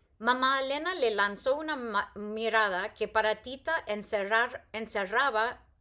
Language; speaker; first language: Spanish; non-native, fluent; English